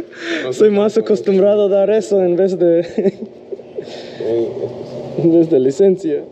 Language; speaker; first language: Spanish; non-native, learner; English